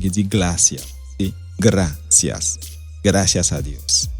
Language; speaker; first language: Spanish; non-native, fluent; Haitian Creole